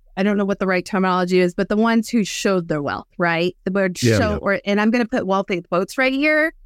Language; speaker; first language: English; native; English